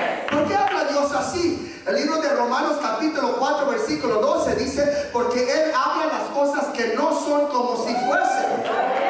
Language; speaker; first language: Spanish; early bilingual, heritage; Spanish